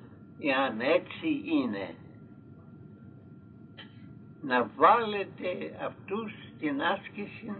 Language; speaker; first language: Greek; non-native, fluent; Russian